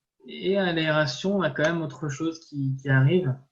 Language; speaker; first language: French; native; French